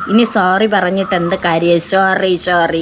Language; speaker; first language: Malayalam; native; Malayalam